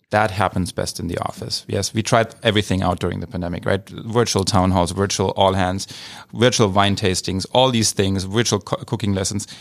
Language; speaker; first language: English; non-native, fluent; German